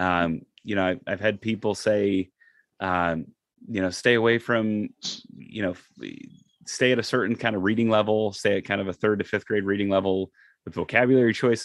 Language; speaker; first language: English; native; English